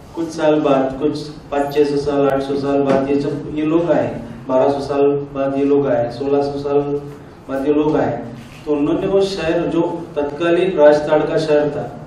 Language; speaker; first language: Hindi; non-native, local second language; Marathi